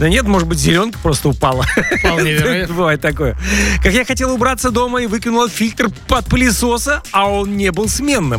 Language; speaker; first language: Russian; native; Russian